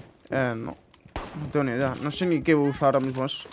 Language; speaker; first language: Spanish; native; Spanish